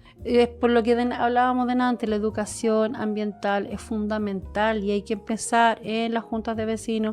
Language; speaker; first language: Spanish; native; Spanish